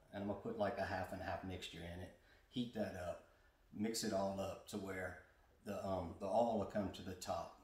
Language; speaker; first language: English; native; English